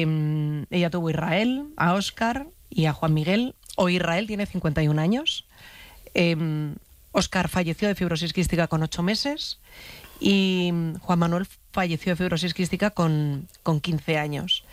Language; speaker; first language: Spanish; native; Spanish